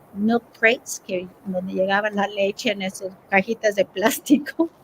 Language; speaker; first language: Spanish; early bilingual, heritage; Spanish